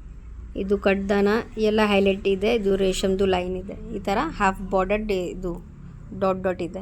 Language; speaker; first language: Kannada; non-native, local second language; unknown